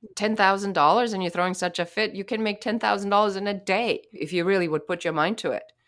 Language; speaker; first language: English; non-native, fluent; German